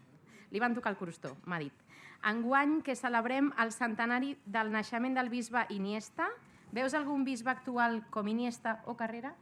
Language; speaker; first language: Catalan; native; Catalan